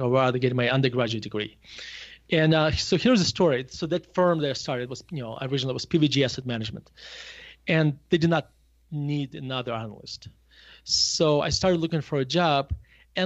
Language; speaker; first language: English; non-native, fluent; Russian